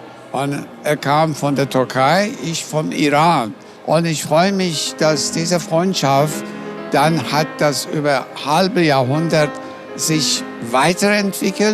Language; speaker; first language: German; non-native, fluent; Persian